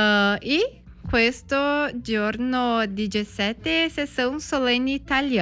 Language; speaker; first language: Italian; non-native, learner; Portuguese